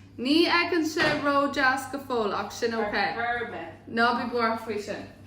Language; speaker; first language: Irish; non-native, local second language; English